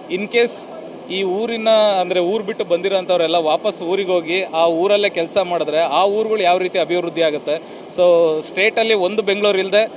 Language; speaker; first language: Kannada; native; Kannada